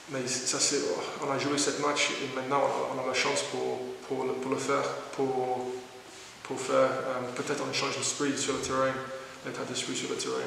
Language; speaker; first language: French; non-native, learner; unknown